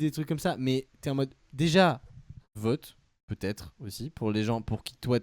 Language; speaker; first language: French; native; French